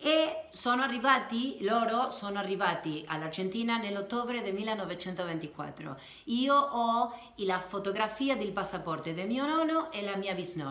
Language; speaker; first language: Italian; non-native, learner; Spanish